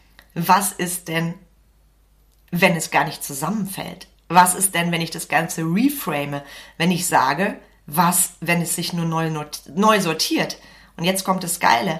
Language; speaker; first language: German; native; German